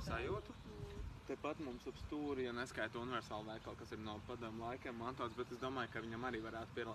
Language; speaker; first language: Latvian; native; Latvian